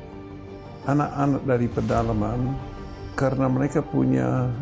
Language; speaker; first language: Indonesian; non-native, fluent; English